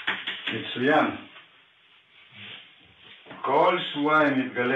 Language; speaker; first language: Hebrew; non-native, fluent; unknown